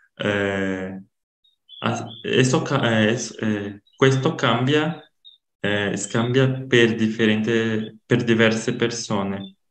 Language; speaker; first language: Italian; non-native, learner; Portuguese